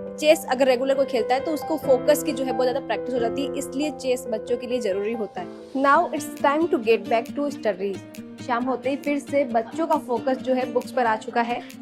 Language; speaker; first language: Hindi; native; Hindi